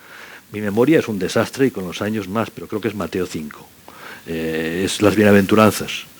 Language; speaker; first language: Spanish; native; Spanish